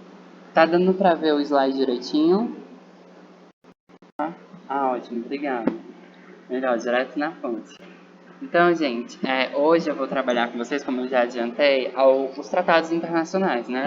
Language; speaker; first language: Portuguese; native; Portuguese